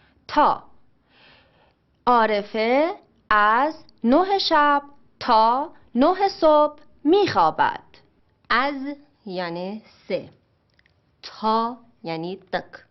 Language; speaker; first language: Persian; non-native, fluent; Urdu